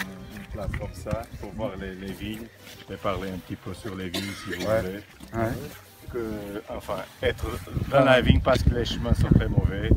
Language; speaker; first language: French; non-native, fluent; Portuguese